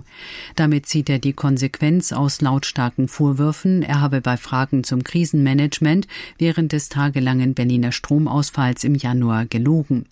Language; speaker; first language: German; native; German